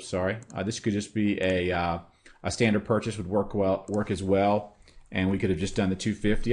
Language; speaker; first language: English; native; English